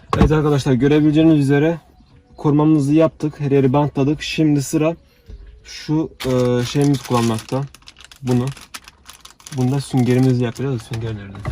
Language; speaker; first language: Turkish; early bilingual, heritage; Turkish